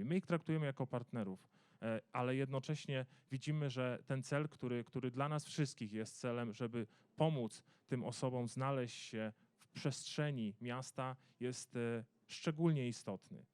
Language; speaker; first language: Polish; native; Polish